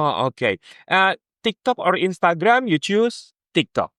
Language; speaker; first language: English; non-native, fluent; Indonesian